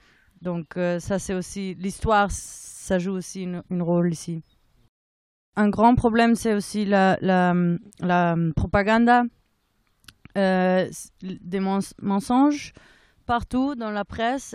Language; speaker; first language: French; non-native, fluent; German